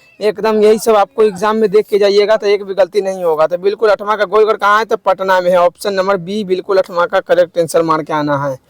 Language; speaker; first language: Hindi; native; Hindi